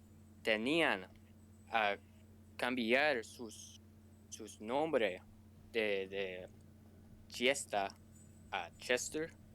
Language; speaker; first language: Spanish; non-native, learner; English